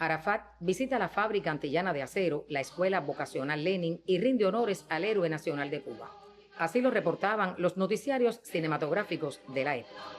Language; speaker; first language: Spanish; native; Spanish